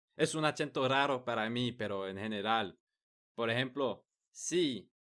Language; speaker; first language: Spanish; non-native, learner; English